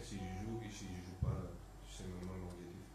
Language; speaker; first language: French; non-native, fluent; Spanish